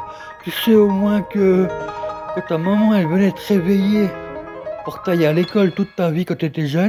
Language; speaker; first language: French; native; French